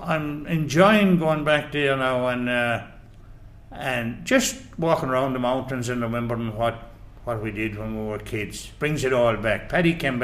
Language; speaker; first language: English; native; English